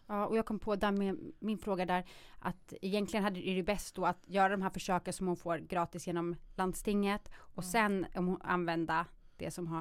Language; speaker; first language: Swedish; native; Swedish